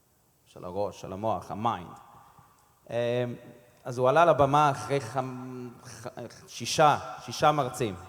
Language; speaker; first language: Hebrew; non-native, fluent; English